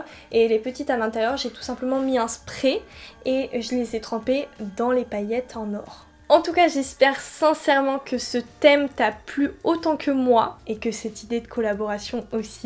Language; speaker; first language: French; native; French